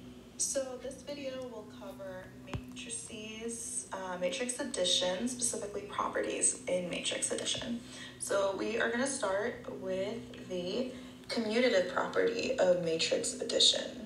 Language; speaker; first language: English; native; English